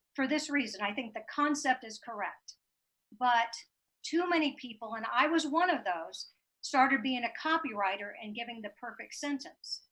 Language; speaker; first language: English; native; English